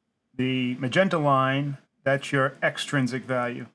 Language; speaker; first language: English; native; English